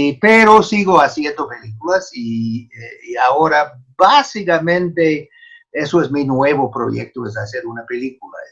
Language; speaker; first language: Spanish; non-native, fluent; English